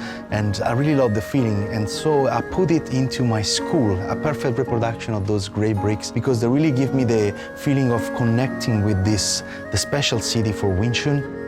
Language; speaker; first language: English; non-native, fluent; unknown